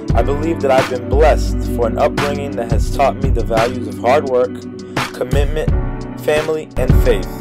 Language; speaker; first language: English; native; English